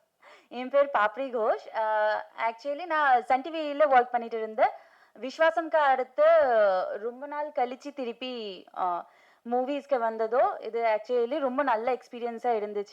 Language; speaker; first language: Tamil; non-native, fluent; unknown